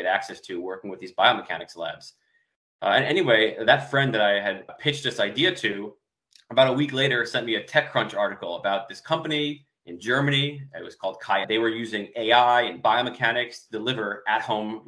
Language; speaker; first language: English; native; English